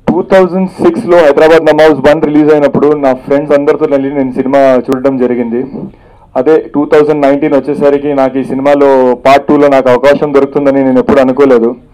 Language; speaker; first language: Telugu; non-native, local second language; Urdu